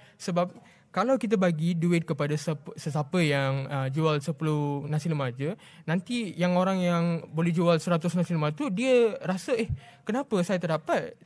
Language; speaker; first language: Malay; non-native, local second language; Tamil